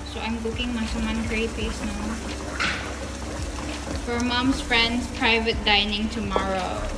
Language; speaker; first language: English; non-native, fluent; Indonesian